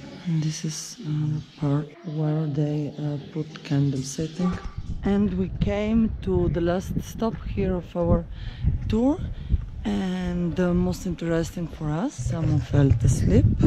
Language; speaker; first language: English; non-native, fluent; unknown